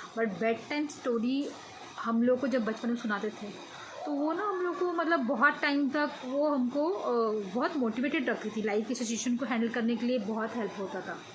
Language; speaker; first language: Hindi; native; Hindi